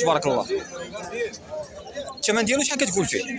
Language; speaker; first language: Arabic; native; Arabic